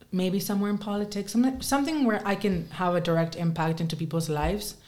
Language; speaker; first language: English; early bilingual, other home language; Spanish